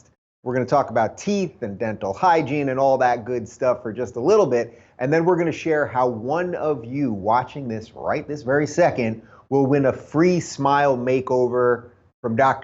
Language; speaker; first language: English; native; English